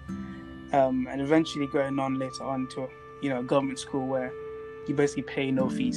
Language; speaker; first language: English; non-native, local second language; Tswana